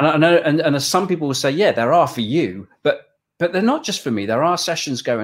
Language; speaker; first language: English; native; English